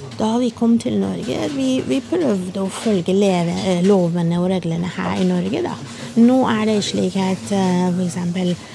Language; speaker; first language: Norwegian; non-native, fluent; Persian